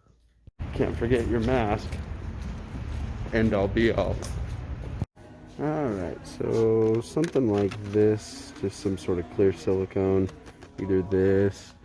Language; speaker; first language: English; native; English